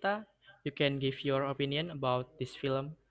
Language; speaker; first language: English; non-native, learner; Indonesian